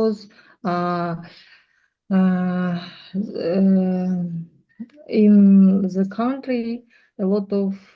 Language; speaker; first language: English; non-native, learner; Russian